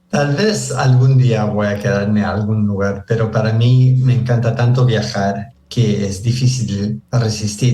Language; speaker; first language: Spanish; early bilingual, heritage; Spanish